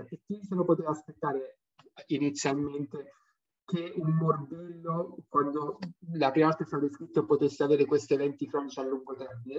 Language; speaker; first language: Italian; native; Italian